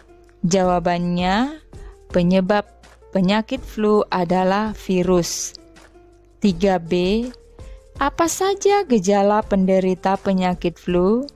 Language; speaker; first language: Indonesian; native; Indonesian